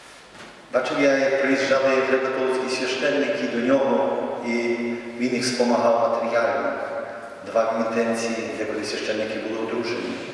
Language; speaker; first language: Ukrainian; non-native, fluent; Polish